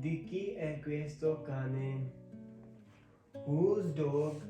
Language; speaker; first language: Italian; non-native, fluent; Hindi